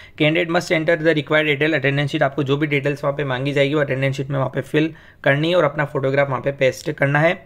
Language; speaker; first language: Hindi; native; Hindi